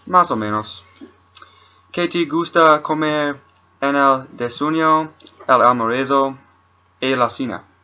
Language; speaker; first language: Spanish; non-native, learner; English